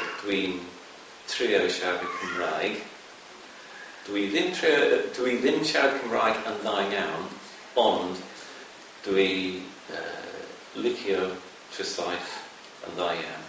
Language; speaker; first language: Welsh; non-native, learner; English